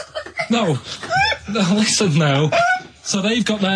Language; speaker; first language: English; native; English